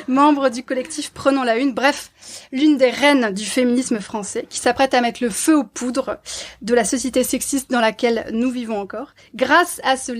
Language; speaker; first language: French; native; French